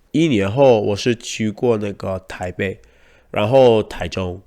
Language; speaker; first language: Chinese; non-native, learner; Spanish